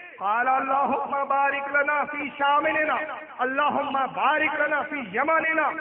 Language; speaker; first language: Urdu; native; Urdu